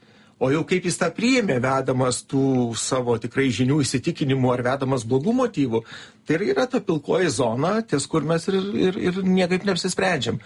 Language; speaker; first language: Lithuanian; native; Lithuanian